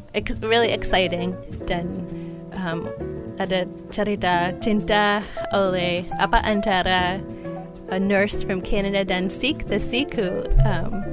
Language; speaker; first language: Indonesian; non-native, fluent; English